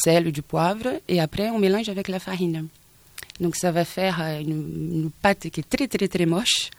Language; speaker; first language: French; non-native, fluent; Portuguese